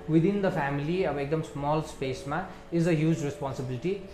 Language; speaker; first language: English; non-native, local second language; Nepali